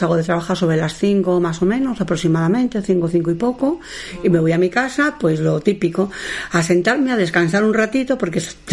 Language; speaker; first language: Spanish; native; Spanish